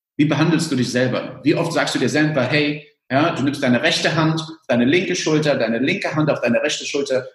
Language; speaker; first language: German; early bilingual, other home language; Spanish